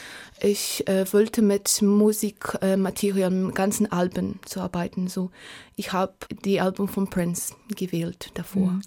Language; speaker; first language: German; non-native, learner; Polish